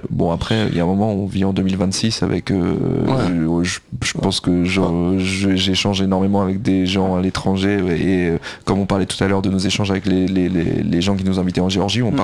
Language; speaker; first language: French; native; French